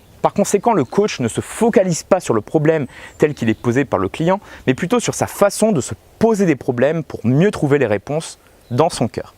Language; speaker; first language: French; native; French